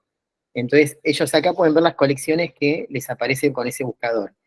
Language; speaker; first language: Spanish; native; Spanish